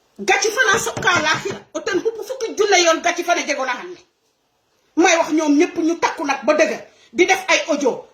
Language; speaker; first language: Wolof; non-native, local second language; Serer